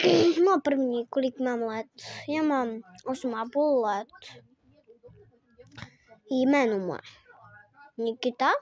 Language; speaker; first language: Czech; early bilingual, other home language; Ukrainian